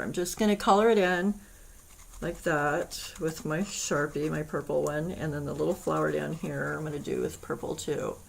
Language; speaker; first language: English; native; English